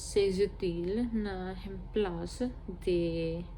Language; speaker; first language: French; non-native, learner; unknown